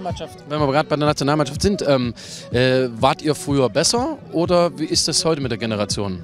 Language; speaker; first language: German; native; German